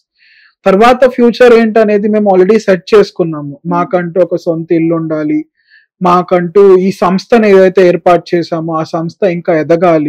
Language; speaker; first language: Telugu; native; Telugu